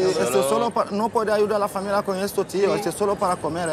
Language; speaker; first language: Spanish; non-native, learner; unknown